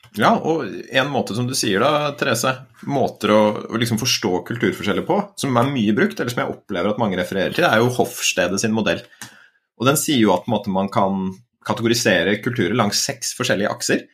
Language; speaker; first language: Norwegian; native; Norwegian